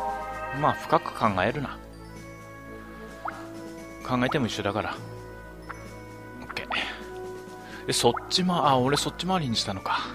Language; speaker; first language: Japanese; native; Japanese